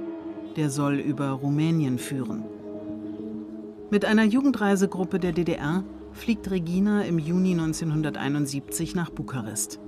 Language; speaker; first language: German; native; German